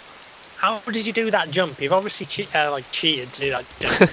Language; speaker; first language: English; native; English